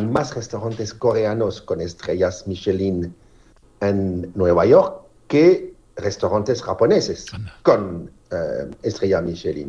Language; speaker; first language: Spanish; non-native, fluent; French